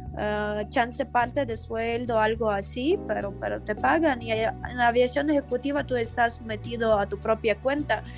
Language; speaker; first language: Spanish; non-native, fluent; Ukrainian